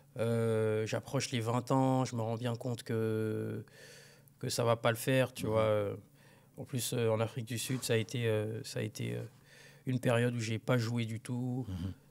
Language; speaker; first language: French; native; French